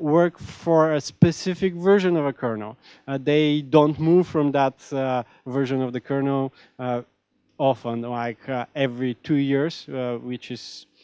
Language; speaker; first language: English; non-native, fluent; Bulgarian